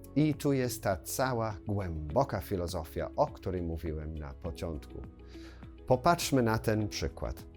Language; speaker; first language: Polish; non-native, fluent; English